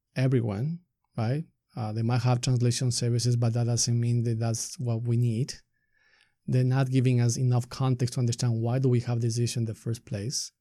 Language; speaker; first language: English; non-native, fluent; Spanish